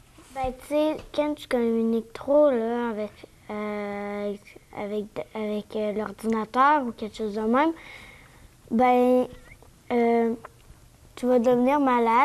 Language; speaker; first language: French; native; French